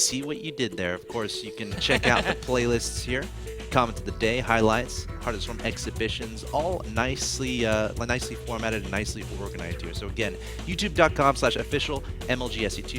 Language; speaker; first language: English; native; English